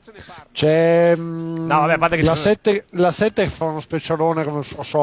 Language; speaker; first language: Italian; native; Italian